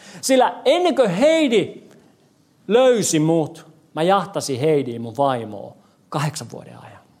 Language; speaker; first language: Finnish; non-native, fluent; English